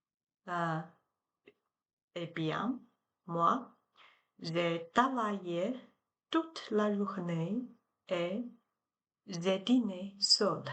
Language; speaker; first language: French; non-native, learner; Chinese